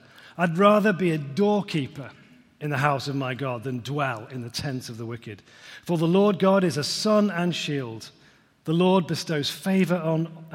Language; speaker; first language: English; native; English